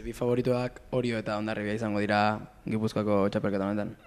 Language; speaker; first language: Basque; native; Basque